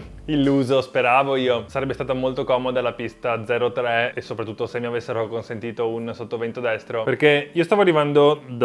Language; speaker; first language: Italian; native; Italian